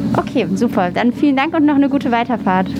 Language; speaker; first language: German; native; German